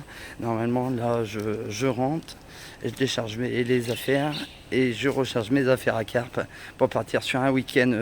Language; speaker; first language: French; native; French